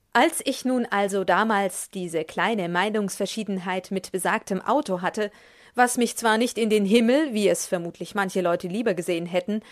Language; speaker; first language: German; native; German